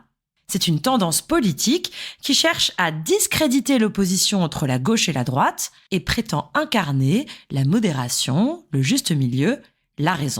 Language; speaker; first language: French; native; French